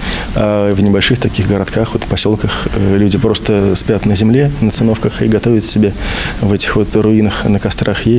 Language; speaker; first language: Russian; native; Russian